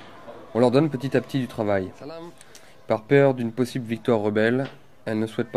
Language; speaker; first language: French; native; French